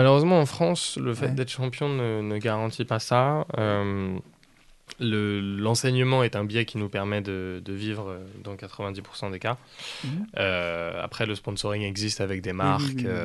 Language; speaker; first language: French; native; French